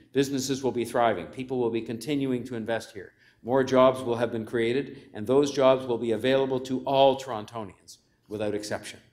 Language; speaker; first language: English; native; English